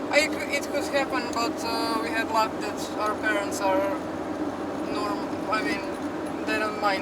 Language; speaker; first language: English; non-native, fluent; Croatian